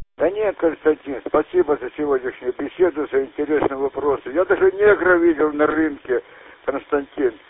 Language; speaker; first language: Russian; non-native, local second language; Ukrainian